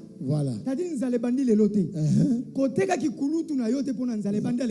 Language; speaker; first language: French; non-native, local second language; Lingala